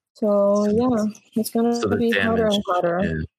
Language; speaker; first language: English; non-native, fluent; Chinese